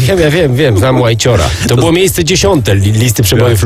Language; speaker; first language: Polish; native; Polish